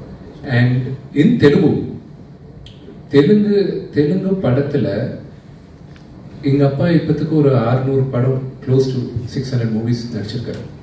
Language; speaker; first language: Tamil; non-native, local second language; Telugu